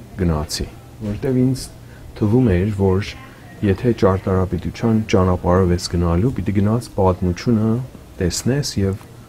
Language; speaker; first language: Armenian; early bilingual, heritage; Armenian